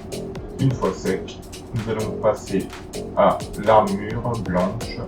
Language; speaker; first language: French; native; French